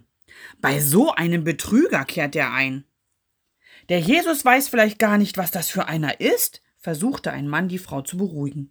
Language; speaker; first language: German; native; German